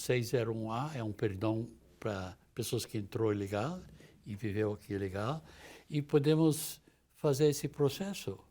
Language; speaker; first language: Portuguese; non-native, fluent; English